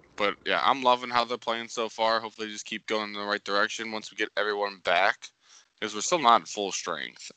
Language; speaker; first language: English; native; English